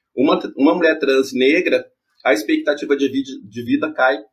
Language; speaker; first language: Portuguese; native; Portuguese